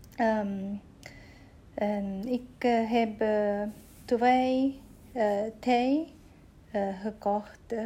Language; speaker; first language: Dutch; non-native, learner; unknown